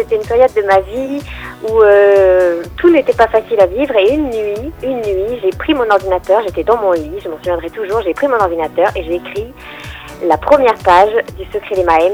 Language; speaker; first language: French; native; French